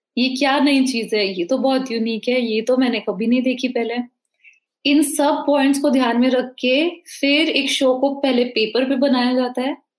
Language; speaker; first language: Hindi; native; Hindi